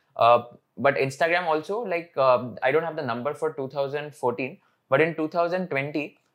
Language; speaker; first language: English; non-native, local second language; Hindi